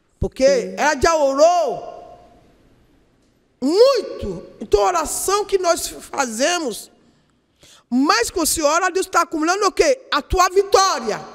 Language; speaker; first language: Portuguese; non-native, learner; Yoruba